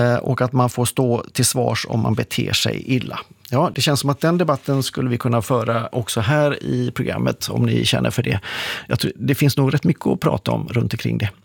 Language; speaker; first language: Swedish; native; Swedish